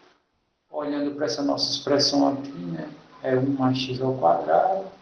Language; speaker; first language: Portuguese; native; Portuguese